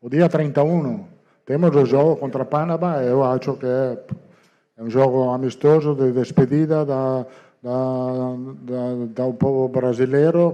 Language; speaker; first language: Portuguese; non-native, learner; Italian